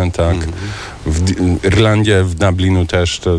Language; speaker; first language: Polish; early bilingual, heritage; German